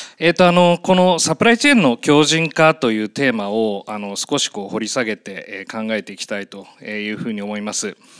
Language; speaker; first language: Japanese; native; Japanese